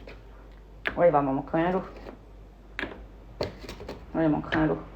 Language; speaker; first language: French; native; French